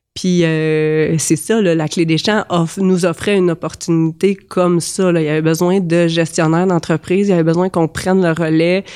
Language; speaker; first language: French; native; French